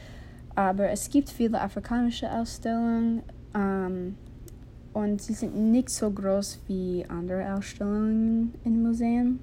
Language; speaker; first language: German; non-native, learner; English